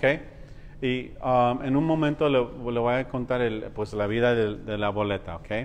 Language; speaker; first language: Spanish; early bilingual, heritage; Spanish